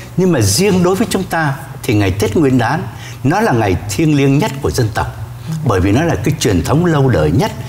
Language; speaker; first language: Vietnamese; native; Vietnamese